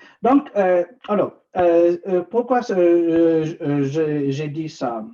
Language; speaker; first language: French; non-native, learner; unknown